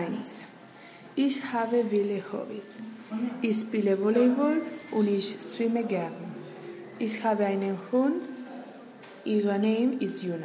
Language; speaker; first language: German; non-native, learner; Catalan